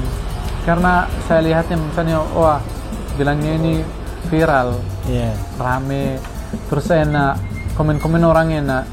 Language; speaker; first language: Indonesian; non-native, fluent; Arabic